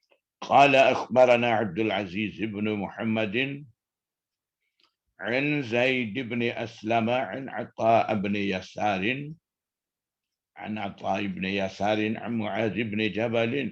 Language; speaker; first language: Arabic; non-native, fluent; Malay